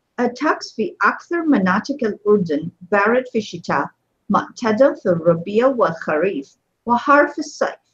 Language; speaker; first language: Arabic; non-native, fluent; English